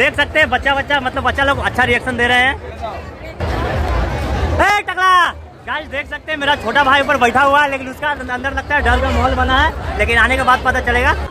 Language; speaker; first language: Hindi; native; Hindi